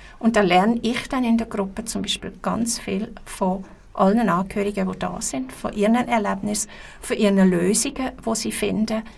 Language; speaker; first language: German; native; German